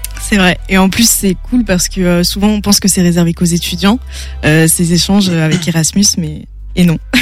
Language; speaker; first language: French; native; French